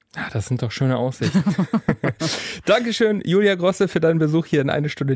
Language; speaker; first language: German; native; German